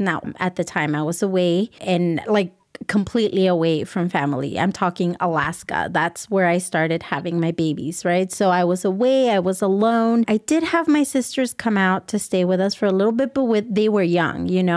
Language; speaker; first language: English; early bilingual, other home language; Spanish